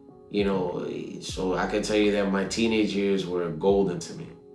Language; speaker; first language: English; early bilingual, other home language; Spanish